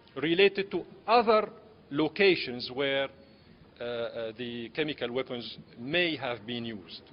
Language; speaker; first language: English; non-native, fluent; Arabic